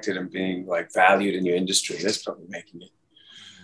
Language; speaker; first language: English; native; English